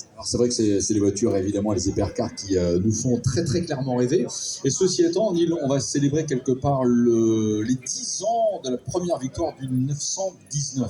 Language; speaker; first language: French; native; French